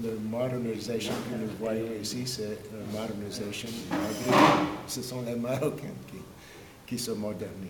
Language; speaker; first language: French; non-native, fluent; English